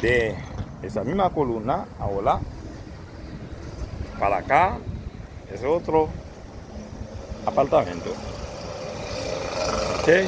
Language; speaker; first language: Spanish; non-native, learner; Haitian Creole